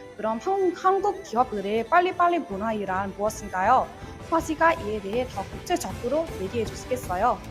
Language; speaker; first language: Korean; non-native, learner; Vietnamese